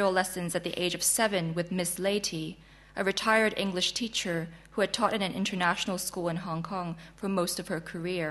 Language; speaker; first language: English; non-native, local second language; Chinese